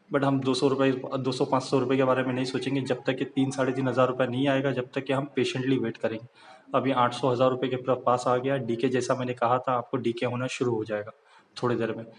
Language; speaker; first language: Hindi; native; Hindi